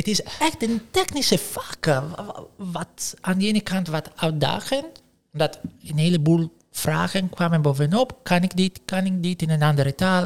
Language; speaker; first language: Dutch; non-native, fluent; Italian